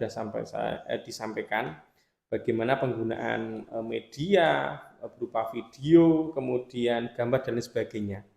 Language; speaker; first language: Indonesian; native; Indonesian